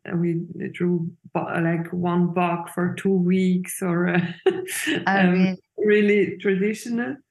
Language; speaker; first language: English; non-native, fluent; Swiss German